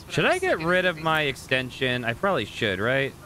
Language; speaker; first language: English; native; English